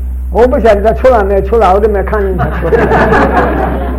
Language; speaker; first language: Chinese; early bilingual, heritage; Chinese